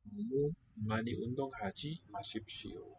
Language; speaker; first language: Korean; non-native, learner; English